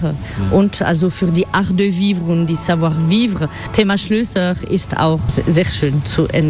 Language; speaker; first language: German; non-native, fluent; French